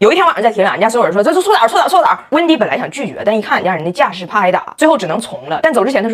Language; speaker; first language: Chinese; native; Chinese